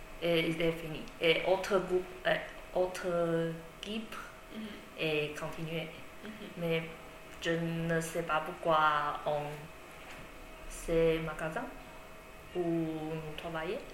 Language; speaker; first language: French; non-native, learner; Chinese